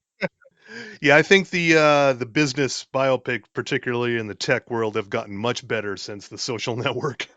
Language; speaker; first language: English; native; English